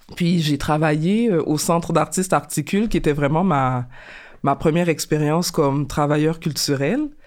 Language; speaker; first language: French; native; French